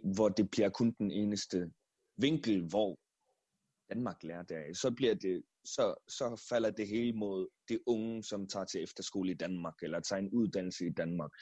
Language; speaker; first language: Danish; non-native, local second language; Kalaallisut